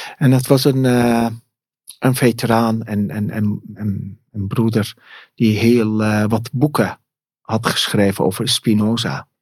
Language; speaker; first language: Dutch; non-native, fluent; Persian